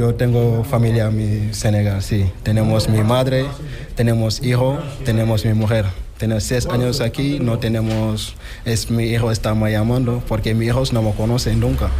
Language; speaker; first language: Spanish; non-native, learner; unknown